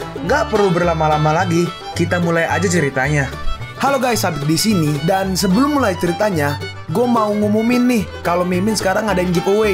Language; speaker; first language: Indonesian; native; Indonesian